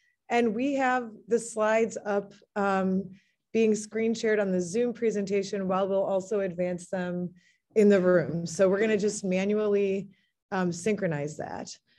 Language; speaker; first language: English; native; English